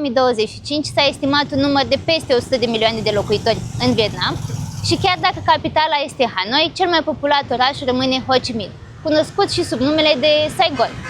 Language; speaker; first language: Romanian; native; Romanian